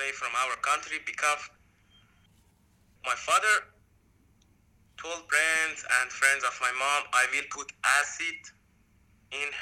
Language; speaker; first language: English; non-native, learner; Persian